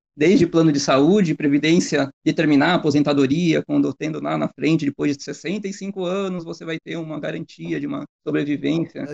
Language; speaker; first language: Portuguese; native; Portuguese